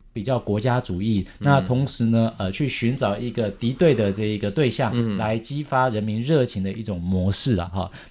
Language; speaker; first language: Chinese; native; Chinese